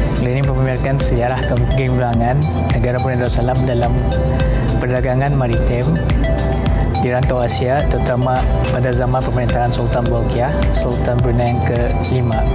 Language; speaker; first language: Malay; native; Malay